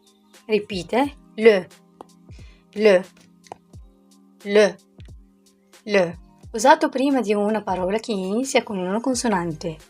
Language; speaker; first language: Italian; non-native, learner; Arabic